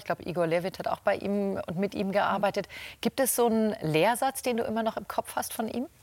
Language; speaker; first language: German; native; German